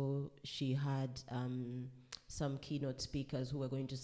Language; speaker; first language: English; non-native, local second language; Ganda